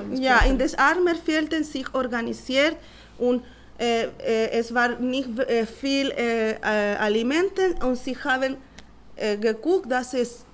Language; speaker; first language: German; non-native, learner; Spanish